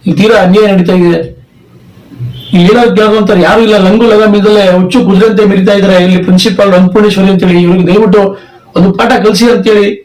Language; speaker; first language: Kannada; native; Kannada